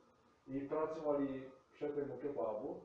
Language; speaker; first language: Polish; non-native, learner; Slovenian